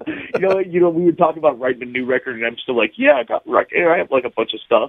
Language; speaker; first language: English; native; English